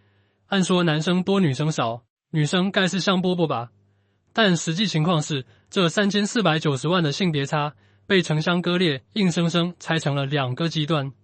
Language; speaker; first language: Chinese; native; Chinese